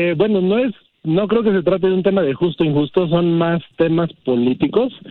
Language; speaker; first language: Spanish; early bilingual, heritage; Spanish